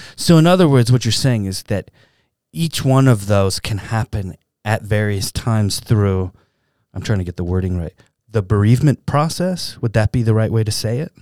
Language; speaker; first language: English; native; English